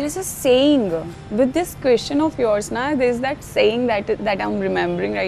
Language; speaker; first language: English; non-native, local second language; Hindi